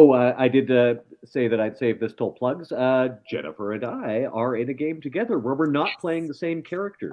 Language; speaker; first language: English; native; English